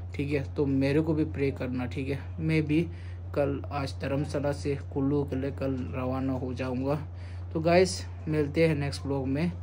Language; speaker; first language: Hindi; non-native, local second language; Tibetan